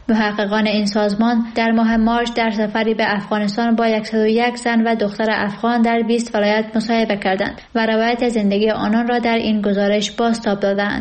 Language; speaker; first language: Persian; native; Persian